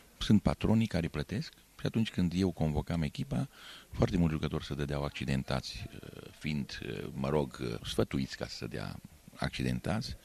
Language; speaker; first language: Romanian; non-native, local second language; Hungarian